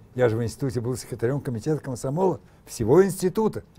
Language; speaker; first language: Russian; native; Russian